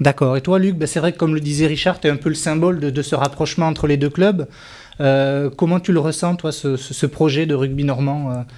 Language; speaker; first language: French; native; French